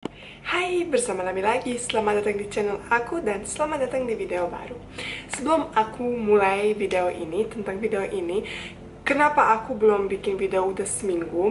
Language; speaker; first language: Indonesian; non-native, fluent; Bosnian